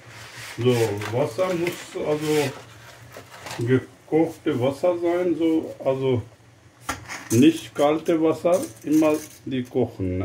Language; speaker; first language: German; non-native, fluent; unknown